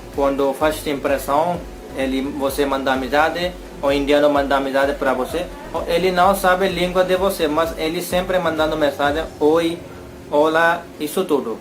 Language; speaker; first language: Portuguese; non-native, learner; Hindi